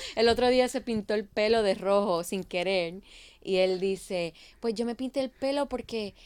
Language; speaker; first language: Spanish; early bilingual, heritage; Spanish